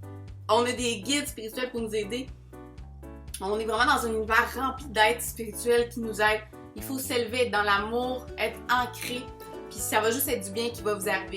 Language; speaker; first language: French; native; French